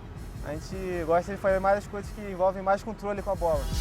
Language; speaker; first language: Portuguese; native; Portuguese